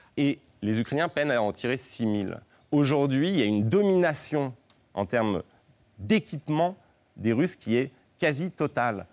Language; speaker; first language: French; native; French